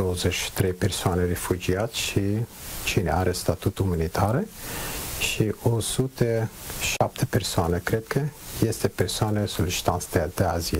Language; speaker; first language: Romanian; non-native, learner; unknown